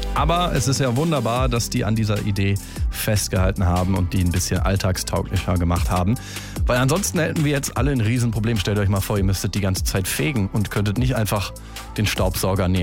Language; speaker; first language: German; native; German